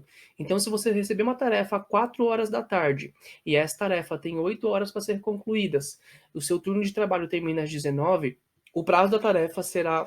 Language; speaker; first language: Portuguese; native; Portuguese